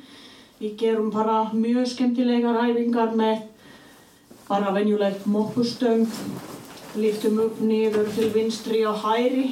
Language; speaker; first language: Icelandic; non-native, learner; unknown